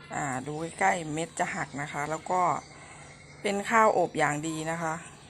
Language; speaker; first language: Thai; native; Thai